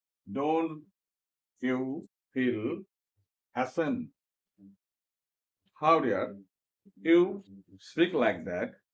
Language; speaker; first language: English; non-native, local second language; Bangla